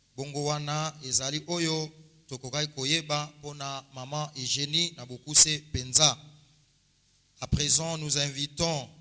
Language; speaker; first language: Lingala; native; Lingala